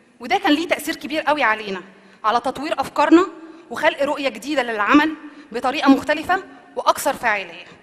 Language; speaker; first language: Arabic; native; Arabic